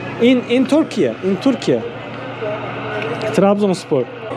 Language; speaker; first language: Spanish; non-native, learner; Turkish